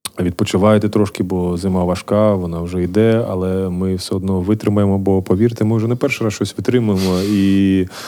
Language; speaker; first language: Ukrainian; native; Ukrainian